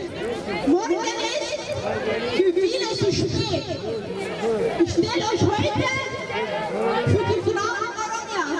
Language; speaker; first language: German; non-native, learner; Oromo